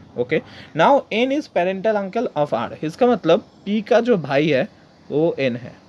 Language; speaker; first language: Hindi; non-native, local second language; Bangla